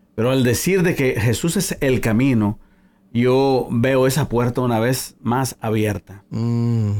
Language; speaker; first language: Spanish; native; Spanish